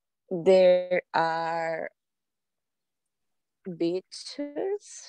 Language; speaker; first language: English; non-native, learner; Spanish